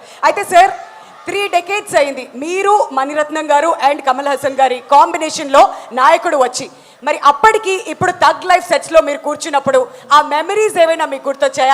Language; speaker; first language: Telugu; native; Telugu